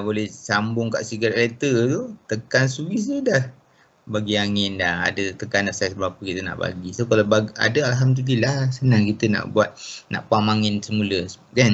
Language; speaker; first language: Malay; native; Malay